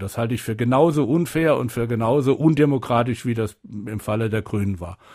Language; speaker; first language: German; native; German